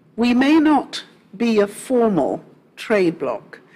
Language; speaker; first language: English; native; English